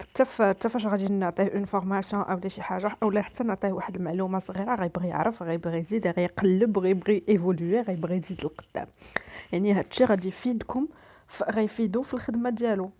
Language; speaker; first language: Arabic; native; Arabic